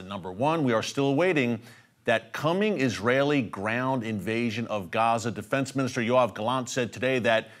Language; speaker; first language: English; native; English